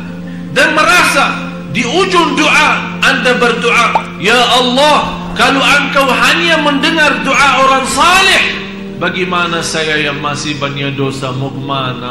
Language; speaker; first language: Indonesian; non-native, fluent; Arabic